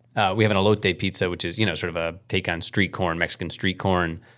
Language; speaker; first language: English; native; English